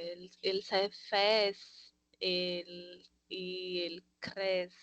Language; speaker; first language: Spanish; non-native, learner; Portuguese